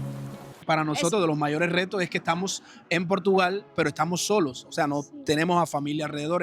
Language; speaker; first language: Spanish; native; Spanish